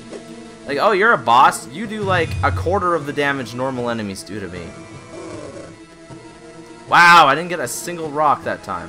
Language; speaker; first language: English; native; English